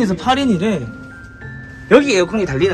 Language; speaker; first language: Korean; native; Korean